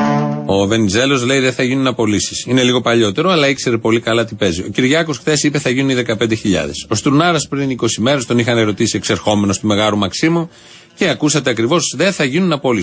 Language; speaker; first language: Greek; native; Greek